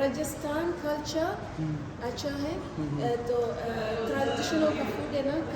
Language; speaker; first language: Hindi; non-native, learner; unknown